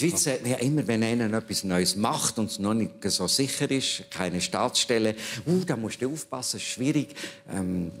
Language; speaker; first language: German; native; German